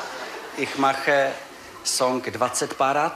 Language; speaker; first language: German; non-native, learner; Czech